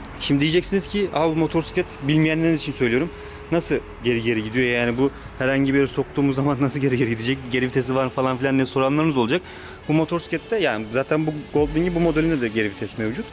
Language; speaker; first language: Turkish; native; Turkish